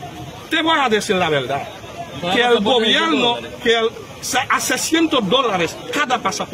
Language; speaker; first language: Spanish; non-native, fluent; Haitian Creole